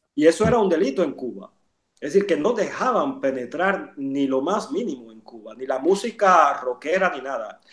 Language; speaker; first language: Spanish; native; Spanish